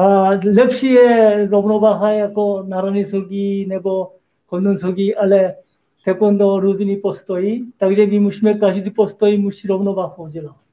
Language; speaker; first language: Czech; non-native, learner; Korean